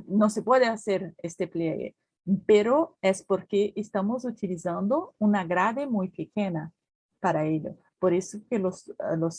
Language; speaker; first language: Spanish; non-native, learner; Portuguese